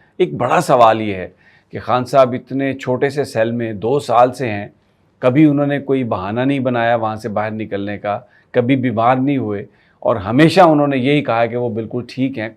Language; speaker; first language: Urdu; native; Urdu